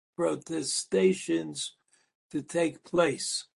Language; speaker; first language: English; native; English